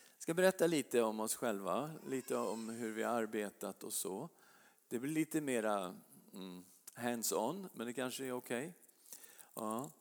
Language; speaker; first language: Swedish; native; Swedish